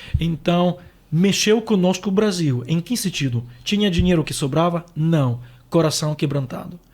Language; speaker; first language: Portuguese; non-native, fluent; Ukrainian